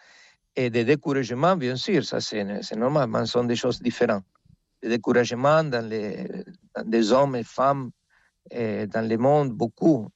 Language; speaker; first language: French; non-native, fluent; Spanish